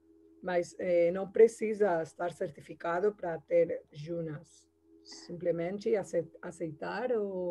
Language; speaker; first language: Portuguese; non-native, learner; Spanish